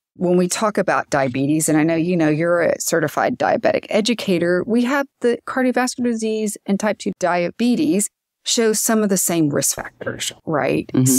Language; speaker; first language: English; native; English